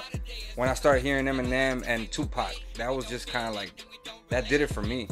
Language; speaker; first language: English; native; English